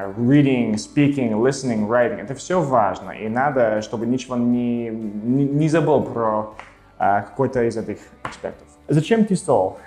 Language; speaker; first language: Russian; non-native, fluent; English